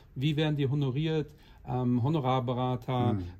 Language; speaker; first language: German; non-native, fluent; Portuguese